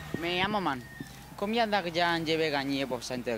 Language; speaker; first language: French; non-native, learner; Spanish